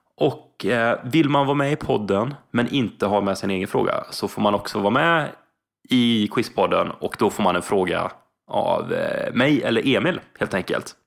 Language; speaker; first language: Swedish; native; Swedish